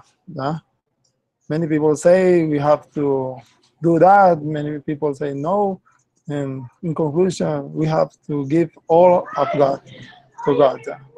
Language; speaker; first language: English; non-native, learner; Spanish